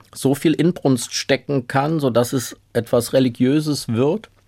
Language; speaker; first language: German; native; German